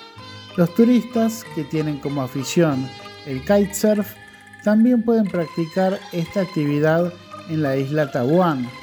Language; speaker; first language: Spanish; non-native, fluent; Indonesian